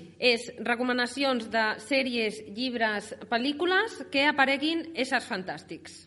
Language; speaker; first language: Catalan; native; Catalan